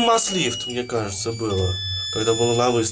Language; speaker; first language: Russian; native; Russian